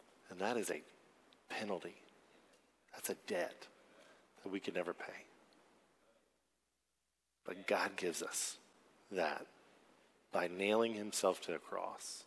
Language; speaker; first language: English; native; English